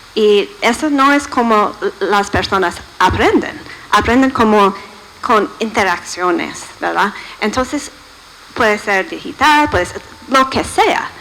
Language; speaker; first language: Spanish; non-native, fluent; English